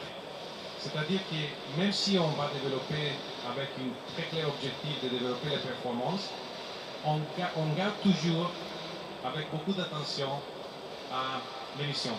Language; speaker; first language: French; non-native, fluent; Italian